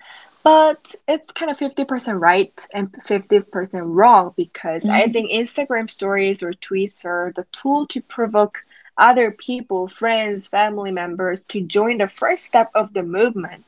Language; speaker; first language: English; non-native, fluent; Korean